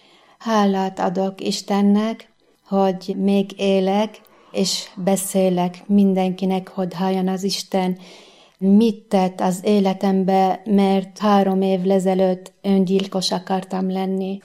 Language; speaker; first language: Hungarian; non-native, learner; Arabic